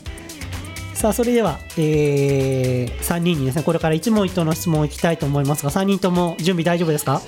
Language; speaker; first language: Japanese; native; Japanese